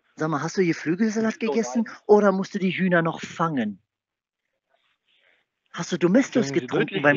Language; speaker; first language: German; native; German